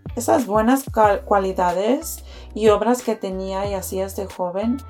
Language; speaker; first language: Spanish; early bilingual, heritage; Spanish